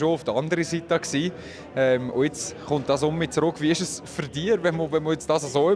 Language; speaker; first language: German; native; German